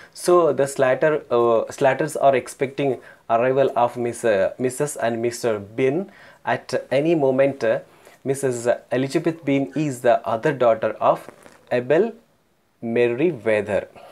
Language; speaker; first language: English; non-native, local second language; Telugu